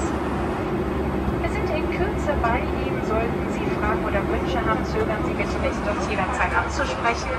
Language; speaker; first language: German; native; German